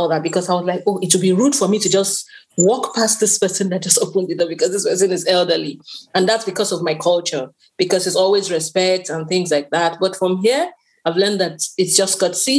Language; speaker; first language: English; non-native, local second language; Yoruba